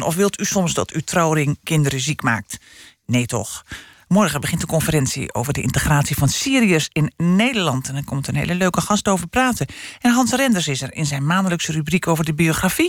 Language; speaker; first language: Dutch; native; Dutch